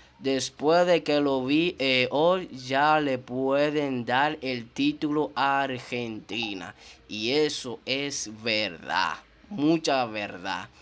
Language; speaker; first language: Spanish; native; Spanish